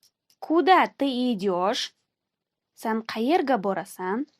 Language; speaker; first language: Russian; non-native, fluent; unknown